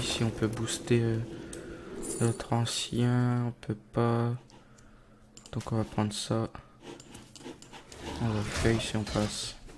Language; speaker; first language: French; native; French